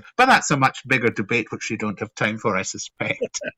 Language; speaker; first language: English; native; English